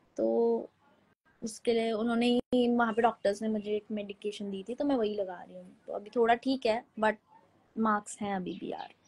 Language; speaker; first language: Hindi; native; Hindi